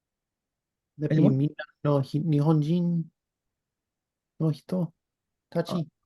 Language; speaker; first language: Japanese; non-native, learner; English